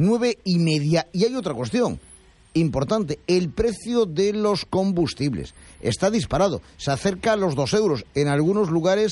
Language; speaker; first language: Spanish; native; Spanish